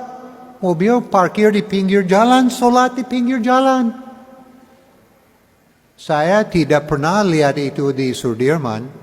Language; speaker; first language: Indonesian; non-native, learner; English